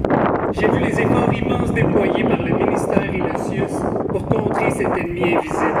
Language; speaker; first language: French; native; French